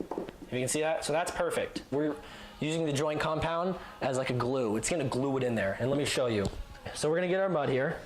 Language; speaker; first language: English; native; English